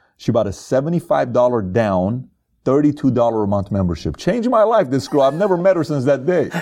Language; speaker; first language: English; non-native, fluent; Persian